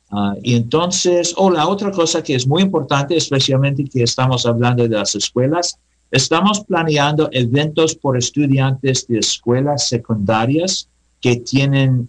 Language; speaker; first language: Spanish; non-native, learner; English